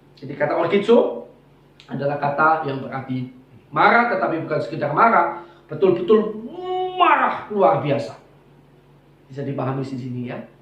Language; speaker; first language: Indonesian; non-native, local second language; Javanese